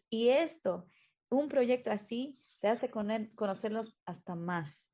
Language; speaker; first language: Spanish; early bilingual, heritage; Spanish